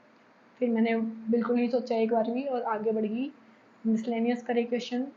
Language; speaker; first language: Hindi; native; Hindi